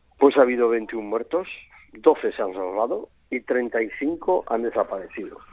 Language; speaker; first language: Spanish; native; Spanish